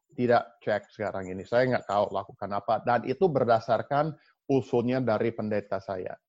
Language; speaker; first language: Indonesian; non-native, fluent; English